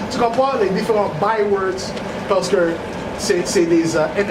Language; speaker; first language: French; non-native, learner; English